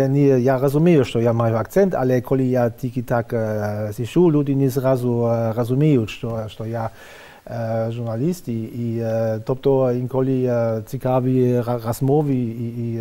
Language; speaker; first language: Ukrainian; non-native, fluent; German